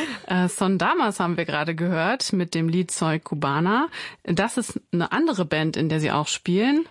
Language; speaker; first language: German; native; German